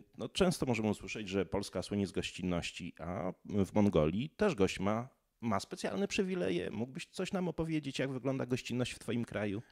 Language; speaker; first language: Polish; native; Polish